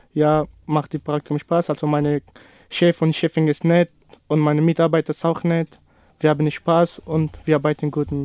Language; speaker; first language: German; non-native, learner; Persian